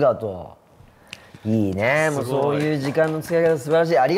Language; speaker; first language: Japanese; native; Japanese